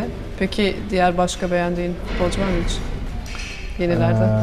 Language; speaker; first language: Turkish; native; Turkish